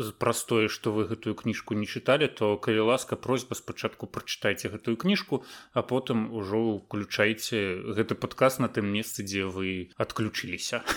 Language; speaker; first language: Belarusian; native; Belarusian